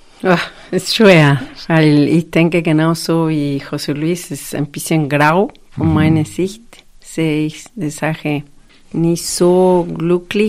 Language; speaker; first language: German; non-native, fluent; Spanish